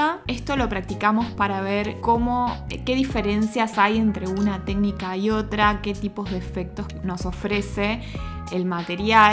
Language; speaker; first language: Spanish; native; Spanish